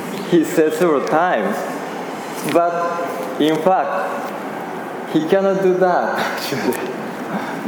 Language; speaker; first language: English; non-native, fluent; Japanese